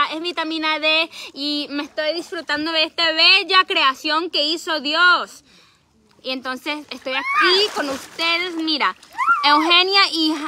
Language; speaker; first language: Spanish; early bilingual, heritage; Spanish